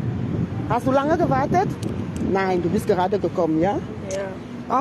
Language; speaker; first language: German; non-native, fluent; French